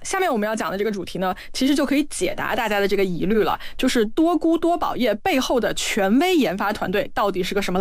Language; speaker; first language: Chinese; native; Chinese